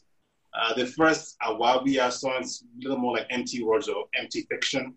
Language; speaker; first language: English; non-native, local second language; Yoruba